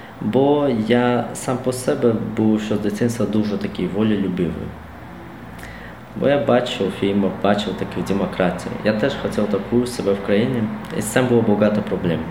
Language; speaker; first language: Ukrainian; non-native, learner; Tajik